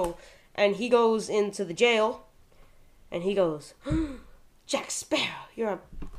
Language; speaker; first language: English; native; English